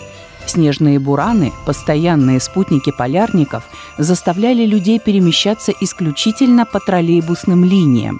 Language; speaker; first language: Russian; native; Russian